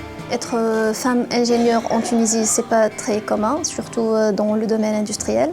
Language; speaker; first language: French; non-native, local second language; Arabic